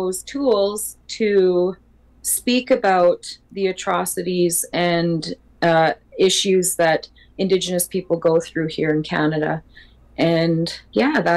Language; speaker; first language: English; native; English